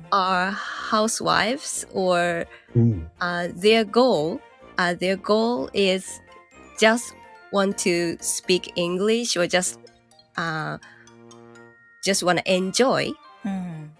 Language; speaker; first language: English; non-native, learner; Japanese